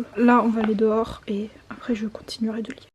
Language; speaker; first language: French; native; French